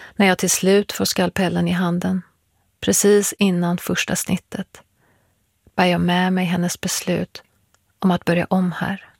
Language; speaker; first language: Swedish; early bilingual, other home language; Persian